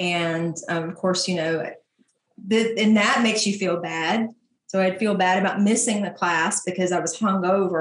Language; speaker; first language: English; native; English